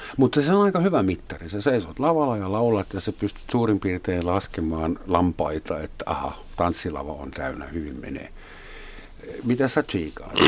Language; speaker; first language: Finnish; non-native, fluent; German